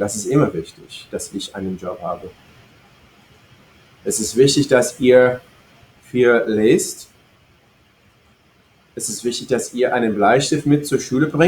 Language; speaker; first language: German; non-native, fluent; English